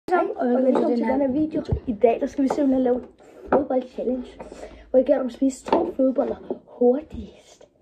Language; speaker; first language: Danish; native; Danish